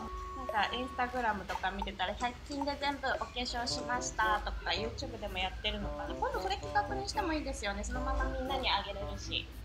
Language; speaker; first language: Japanese; native; Japanese